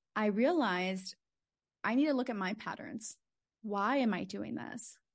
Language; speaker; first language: English; native; English